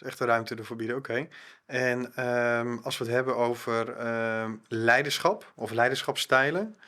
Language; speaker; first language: Dutch; native; Dutch